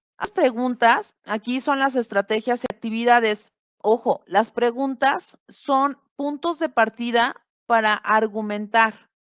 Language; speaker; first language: Spanish; native; Spanish